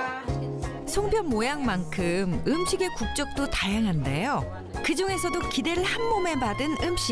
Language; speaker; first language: Korean; native; Korean